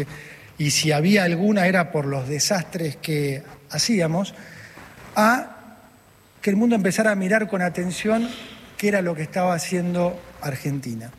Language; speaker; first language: Spanish; native; Spanish